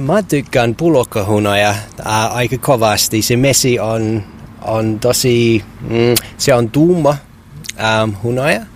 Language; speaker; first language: Finnish; non-native, learner; English